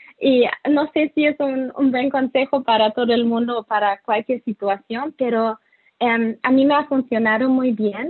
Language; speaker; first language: Spanish; non-native, fluent; German